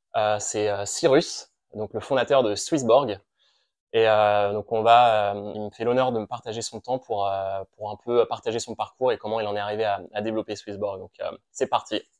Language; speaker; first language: French; native; French